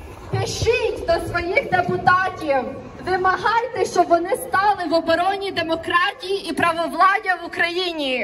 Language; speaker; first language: Ukrainian; early bilingual, heritage; Ukrainian